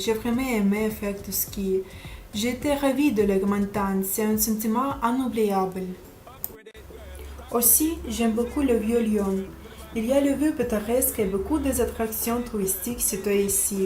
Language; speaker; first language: French; non-native, learner; Russian